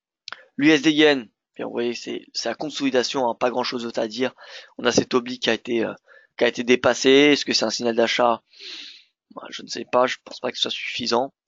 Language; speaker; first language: French; native; French